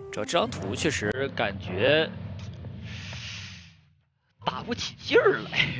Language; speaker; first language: Chinese; native; Chinese